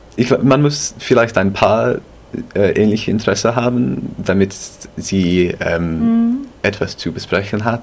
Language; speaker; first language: German; non-native, fluent; English